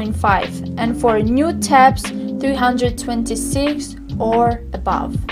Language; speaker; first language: English; non-native, fluent; Tajik